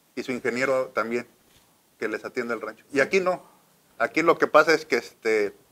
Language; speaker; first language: Spanish; native; Spanish